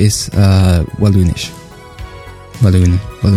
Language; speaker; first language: English; non-native, fluent; French